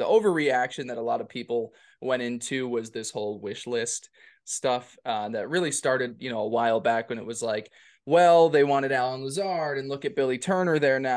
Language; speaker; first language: English; native; English